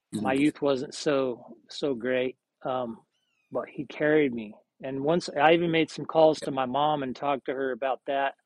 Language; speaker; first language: English; native; English